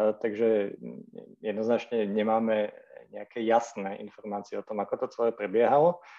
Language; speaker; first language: Slovak; native; Slovak